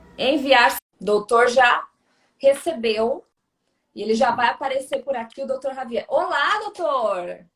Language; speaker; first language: Portuguese; native; Portuguese